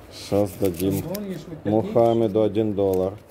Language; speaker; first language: Russian; native; Russian